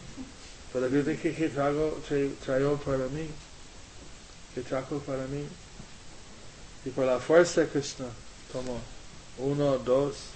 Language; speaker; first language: Spanish; non-native, learner; English